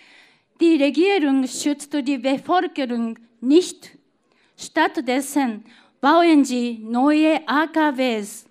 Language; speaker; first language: German; non-native, fluent; Japanese